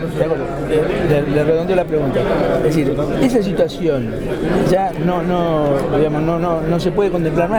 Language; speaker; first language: Spanish; native; Spanish